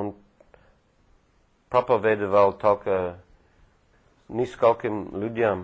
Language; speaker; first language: Russian; non-native, fluent; English